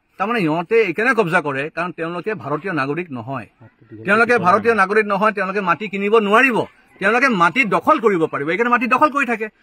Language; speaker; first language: Assamese; native; Assamese